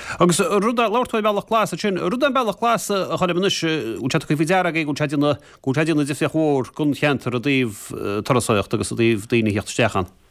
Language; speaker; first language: Irish; native; Irish